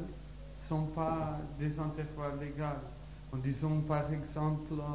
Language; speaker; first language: French; non-native, learner; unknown